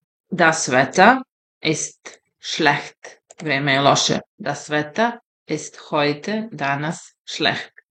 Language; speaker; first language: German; non-native, fluent; Serbian